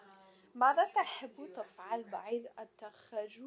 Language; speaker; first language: Arabic; non-native, learner; English